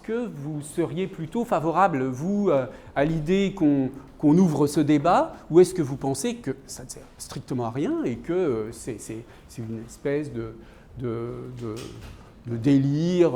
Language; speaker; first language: French; native; French